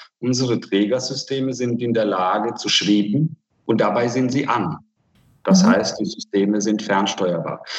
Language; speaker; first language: German; non-native, fluent; Hungarian